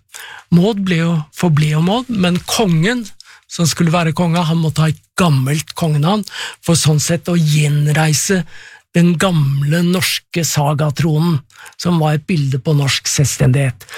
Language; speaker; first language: Norwegian; native; Norwegian